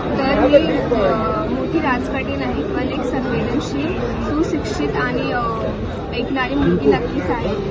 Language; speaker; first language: Marathi; non-native, local second language; Hindi